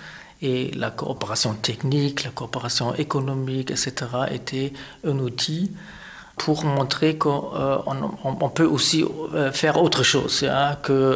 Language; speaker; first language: French; non-native, fluent; German